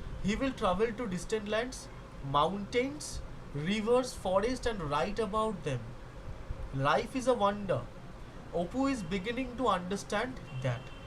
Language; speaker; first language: English; non-native, local second language; Bangla